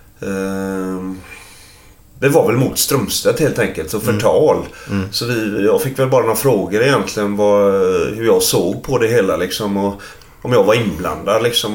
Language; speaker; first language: Swedish; native; Swedish